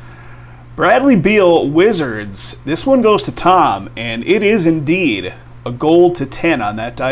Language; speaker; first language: English; native; English